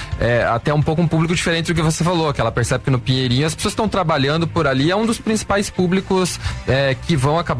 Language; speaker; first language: Portuguese; native; Portuguese